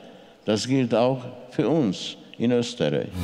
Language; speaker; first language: German; non-native, fluent; Hungarian